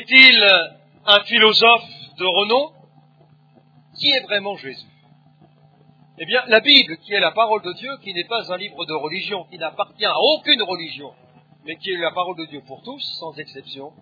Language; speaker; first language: French; native; French